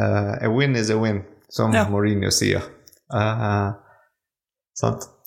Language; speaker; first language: Norwegian; non-native, fluent; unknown